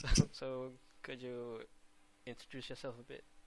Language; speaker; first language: English; non-native, local second language; Malay